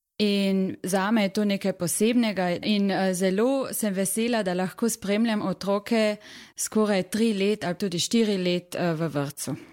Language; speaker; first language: Slovenian; native; Slovenian